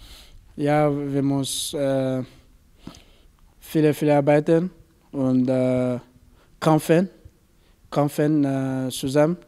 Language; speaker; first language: German; non-native, learner; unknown